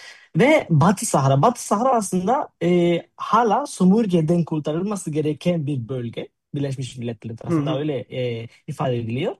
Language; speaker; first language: Turkish; non-native, fluent; Spanish